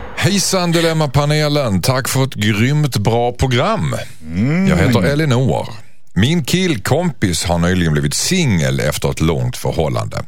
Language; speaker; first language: Swedish; native; Swedish